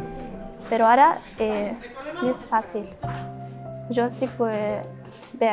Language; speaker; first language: Catalan; non-native, learner; Arabic